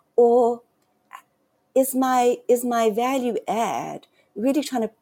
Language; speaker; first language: English; native; English